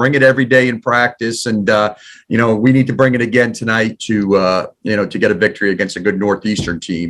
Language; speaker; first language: English; native; English